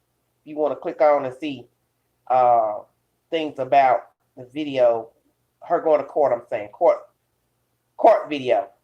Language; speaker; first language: English; native; English